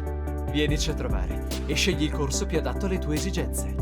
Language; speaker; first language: Italian; native; Italian